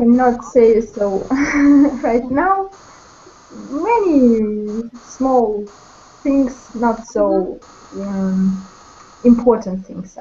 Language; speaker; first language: English; non-native, learner; Russian